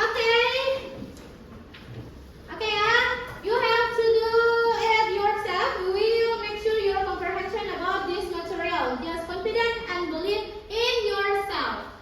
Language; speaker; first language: English; non-native, learner; Indonesian